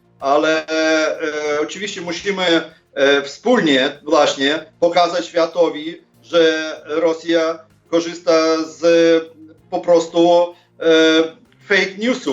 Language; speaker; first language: Polish; non-native, fluent; Ukrainian